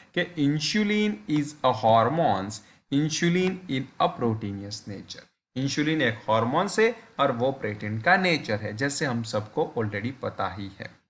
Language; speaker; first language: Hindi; non-native, local second language; Gujarati